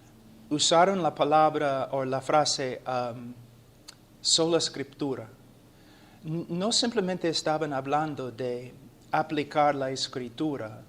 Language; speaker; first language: Spanish; non-native, fluent; English